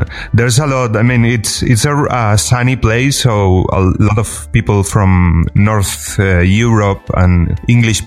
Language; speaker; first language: English; non-native, fluent; Spanish